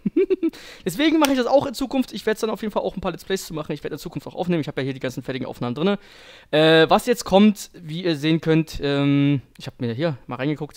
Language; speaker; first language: German; native; German